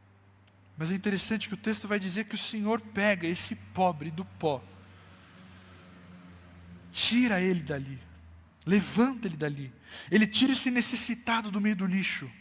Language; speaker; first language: Portuguese; native; Portuguese